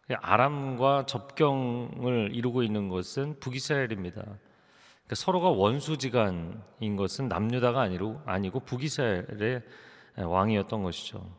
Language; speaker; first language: Korean; native; Korean